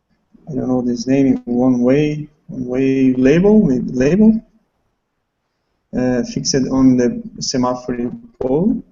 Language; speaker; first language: English; non-native, learner; Portuguese